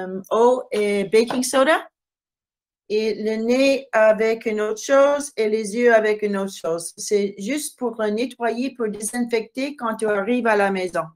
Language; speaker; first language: French; non-native, learner; English